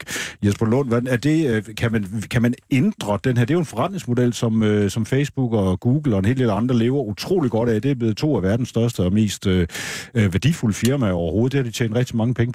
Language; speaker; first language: Danish; native; Danish